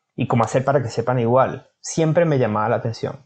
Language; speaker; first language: Spanish; native; Spanish